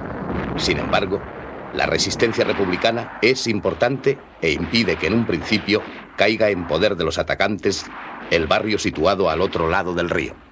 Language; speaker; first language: Spanish; native; Spanish